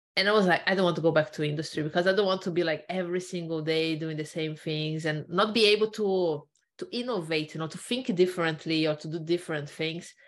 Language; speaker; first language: English; non-native, fluent; Portuguese